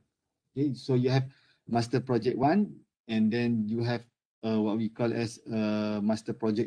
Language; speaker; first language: English; non-native, local second language; Malay